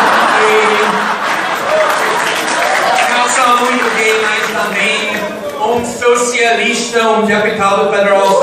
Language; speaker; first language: Portuguese; non-native, fluent; English